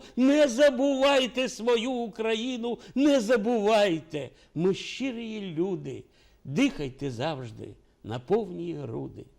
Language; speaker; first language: Ukrainian; non-native, local second language; Russian